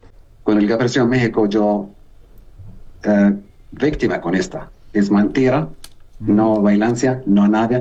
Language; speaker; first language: Spanish; non-native, learner; Arabic